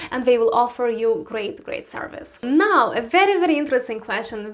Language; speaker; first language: English; non-native, fluent; Romanian